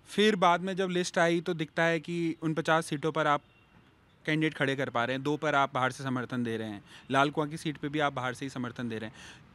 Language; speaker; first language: Hindi; native; Hindi